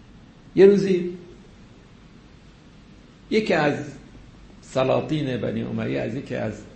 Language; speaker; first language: Persian; native; Persian